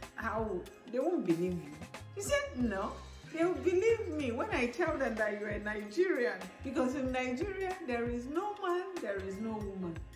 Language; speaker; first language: English; non-native, local second language; Igbo